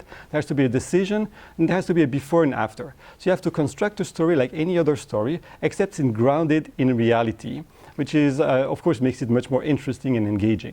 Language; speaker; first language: English; non-native, fluent; French